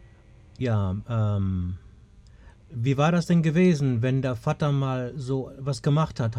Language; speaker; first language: German; native; German